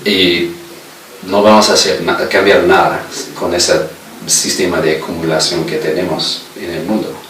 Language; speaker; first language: Spanish; non-native, fluent; English